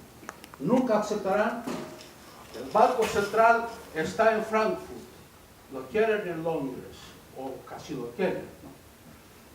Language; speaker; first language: Spanish; non-native, fluent; Greek